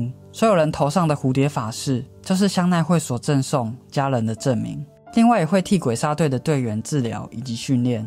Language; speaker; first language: Chinese; native; Chinese